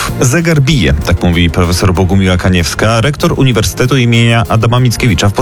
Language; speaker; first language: Polish; native; Polish